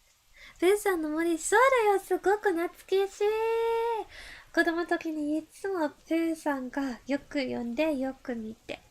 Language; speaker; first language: Japanese; non-native, learner; English